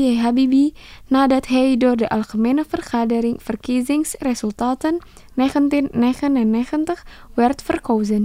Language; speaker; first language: Dutch; non-native, fluent; Indonesian